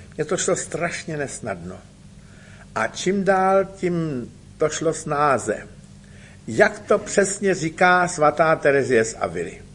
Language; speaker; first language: Czech; native; Czech